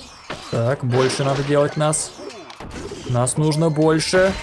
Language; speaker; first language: Russian; native; Russian